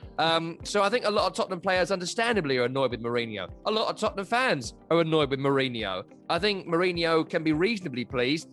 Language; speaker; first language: English; native; English